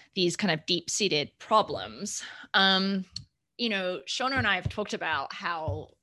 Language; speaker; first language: English; native; English